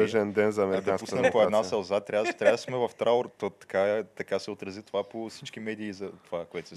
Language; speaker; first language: Bulgarian; native; Bulgarian